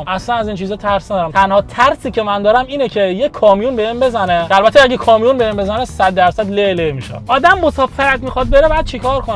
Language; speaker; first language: Persian; native; Persian